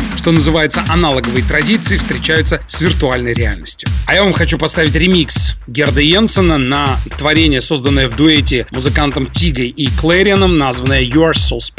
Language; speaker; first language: Russian; native; Russian